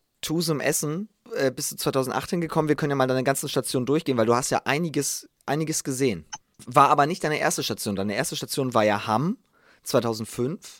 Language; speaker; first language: German; native; German